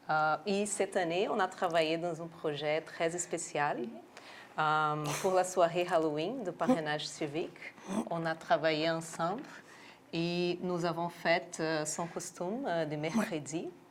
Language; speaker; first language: French; non-native, local second language; English